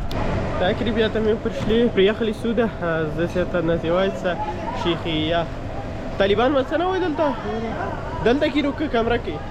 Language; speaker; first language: Russian; non-native, learner; Pashto